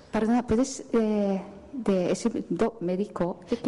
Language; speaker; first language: Spanish; non-native, fluent; Japanese